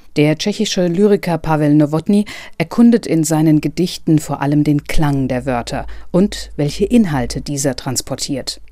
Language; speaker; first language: German; native; German